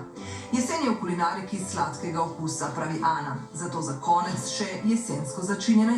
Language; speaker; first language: Slovenian; native; Slovenian